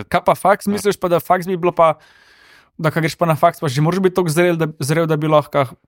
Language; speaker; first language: Slovenian; native; Slovenian